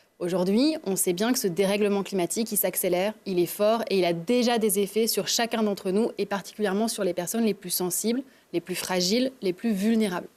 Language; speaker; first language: French; native; French